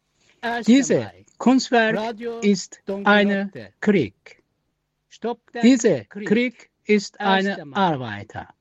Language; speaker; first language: German; non-native, learner; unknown